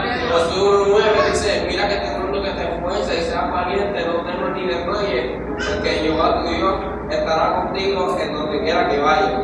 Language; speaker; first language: Spanish; native; Spanish